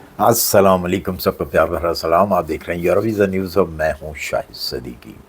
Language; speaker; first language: Urdu; non-native, local second language; Punjabi